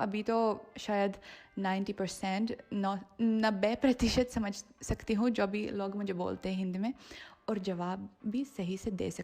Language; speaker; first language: Hindi; non-native, fluent; Russian